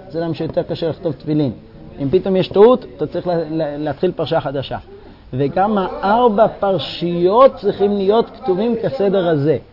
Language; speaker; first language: Hebrew; non-native, fluent; English